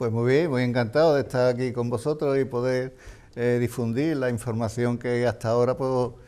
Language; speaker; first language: Spanish; native; Spanish